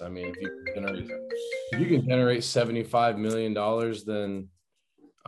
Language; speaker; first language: English; native; English